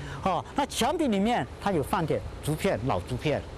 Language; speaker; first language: Chinese; native; Chinese